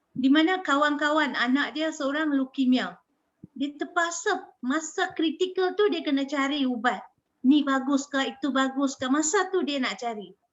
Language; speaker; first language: Malay; native; Malay